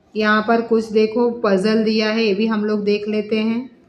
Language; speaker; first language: Hindi; non-native, local second language; Marathi